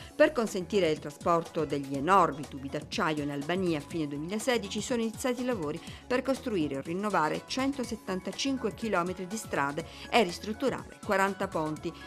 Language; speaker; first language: Italian; native; Italian